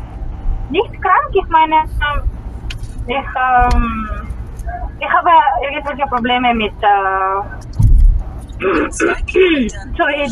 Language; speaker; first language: German; non-native, learner; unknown